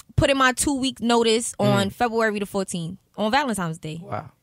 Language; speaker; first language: English; native; English